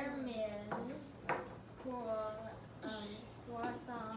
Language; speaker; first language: French; non-native, learner; English